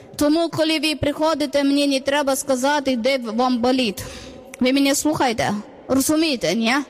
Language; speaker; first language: Ukrainian; non-native, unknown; Malayalam